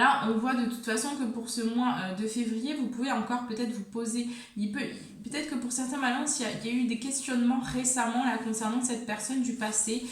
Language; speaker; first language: French; native; French